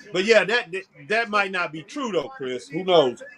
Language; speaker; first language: English; native; English